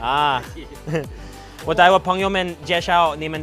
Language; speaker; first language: Chinese; non-native, learner; English